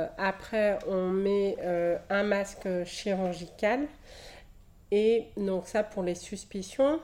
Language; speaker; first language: French; native; French